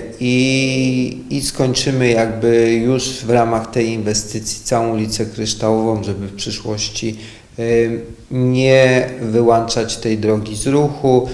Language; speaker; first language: Polish; native; Polish